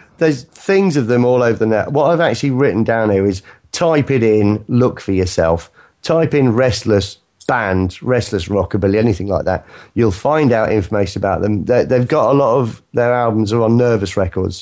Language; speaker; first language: English; native; English